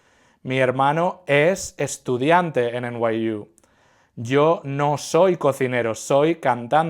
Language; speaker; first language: Spanish; non-native, fluent; English